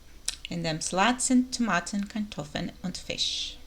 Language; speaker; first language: German; non-native, learner; English